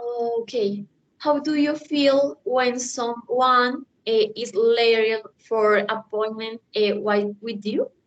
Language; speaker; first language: English; non-native, learner; Spanish